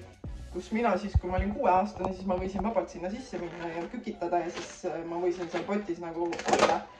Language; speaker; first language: Estonian; native; Estonian